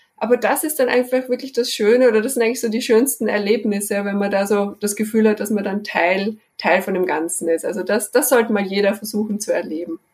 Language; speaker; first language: German; native; German